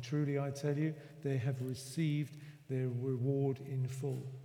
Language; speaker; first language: English; native; English